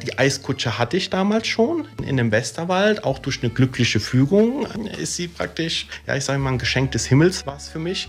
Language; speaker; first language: German; early bilingual, other home language; Italian